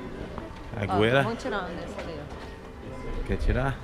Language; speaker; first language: Spanish; non-native, learner; Portuguese